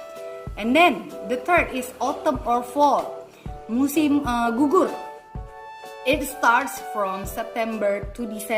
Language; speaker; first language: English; non-native, fluent; Indonesian